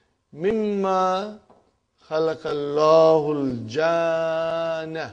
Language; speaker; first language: Arabic; non-native, fluent; Urdu